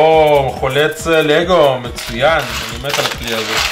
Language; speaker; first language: Hebrew; native; Hebrew